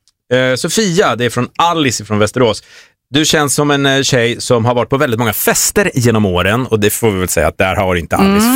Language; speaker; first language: Swedish; native; Swedish